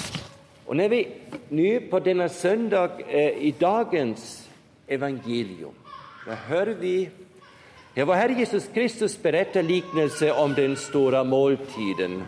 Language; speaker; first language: Swedish; non-native, fluent; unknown